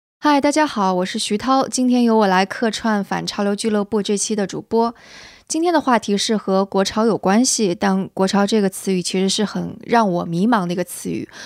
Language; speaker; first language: Chinese; native; Chinese